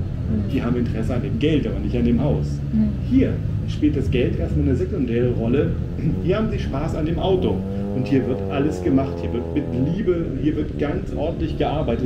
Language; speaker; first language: German; native; German